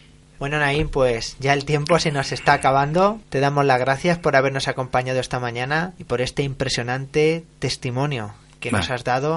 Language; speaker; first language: Spanish; native; Spanish